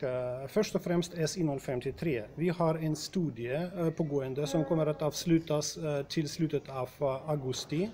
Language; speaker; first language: Swedish; non-native, fluent; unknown